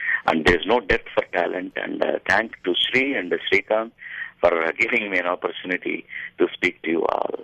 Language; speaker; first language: English; non-native, local second language; Telugu